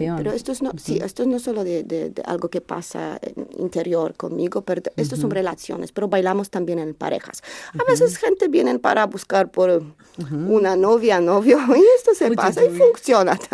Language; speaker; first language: Spanish; non-native, learner; Polish